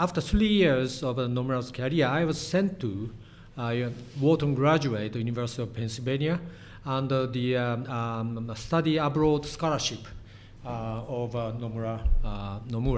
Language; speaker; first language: English; non-native, fluent; Japanese